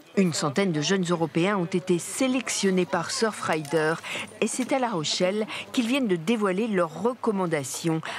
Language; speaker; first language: French; native; French